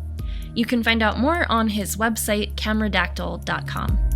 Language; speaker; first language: English; native; English